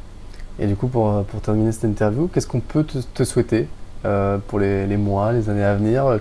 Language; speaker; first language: French; native; French